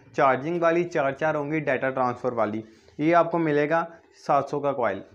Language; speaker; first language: Urdu; non-native, local second language; Punjabi